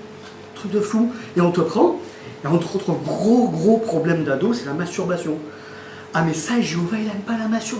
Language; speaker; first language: French; native; French